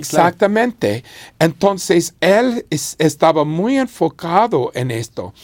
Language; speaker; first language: Spanish; non-native, fluent; English